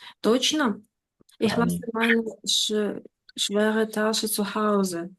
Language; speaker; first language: German; non-native, fluent; Ukrainian